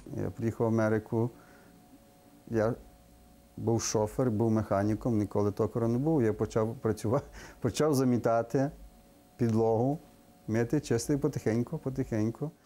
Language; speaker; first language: Ukrainian; native; Ukrainian